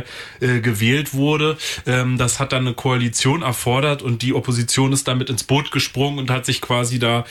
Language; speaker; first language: German; native; German